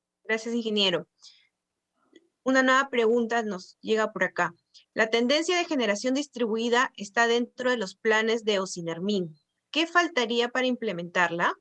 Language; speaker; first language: Spanish; native; Spanish